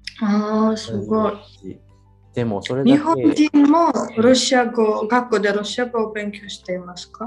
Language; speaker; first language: Japanese; non-native, learner; Georgian